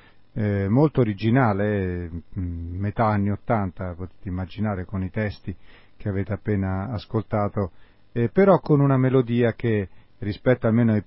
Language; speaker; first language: Italian; native; Italian